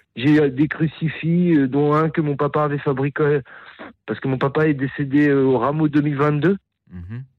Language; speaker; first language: French; native; French